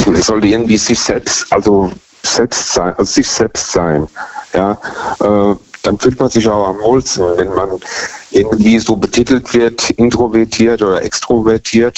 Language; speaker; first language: German; native; German